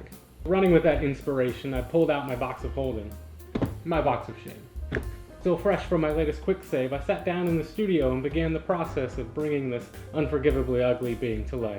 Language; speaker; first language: English; native; English